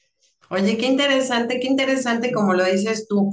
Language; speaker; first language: Spanish; native; Spanish